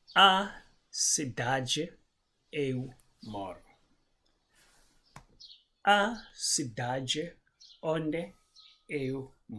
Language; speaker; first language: Portuguese; non-native, fluent; English